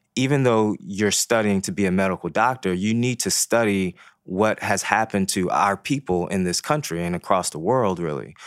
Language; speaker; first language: English; early bilingual, other home language; Haitian Creole